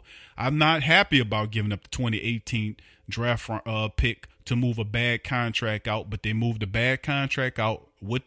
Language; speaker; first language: English; native; English